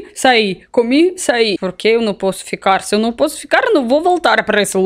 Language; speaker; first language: Portuguese; non-native, learner; Russian